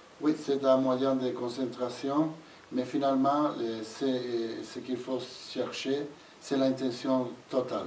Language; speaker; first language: French; non-native, fluent; Spanish